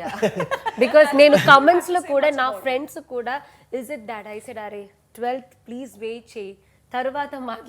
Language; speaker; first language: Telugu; non-native, learner; Malayalam